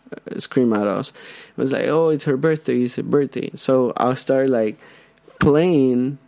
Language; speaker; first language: English; non-native, fluent; Spanish